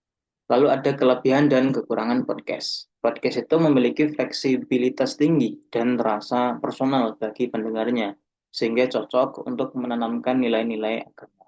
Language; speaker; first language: Indonesian; native; Indonesian